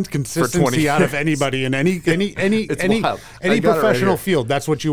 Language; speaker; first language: English; native; English